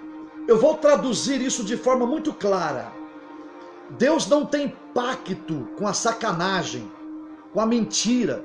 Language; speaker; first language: Portuguese; native; Portuguese